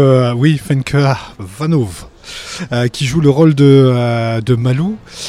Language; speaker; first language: French; native; French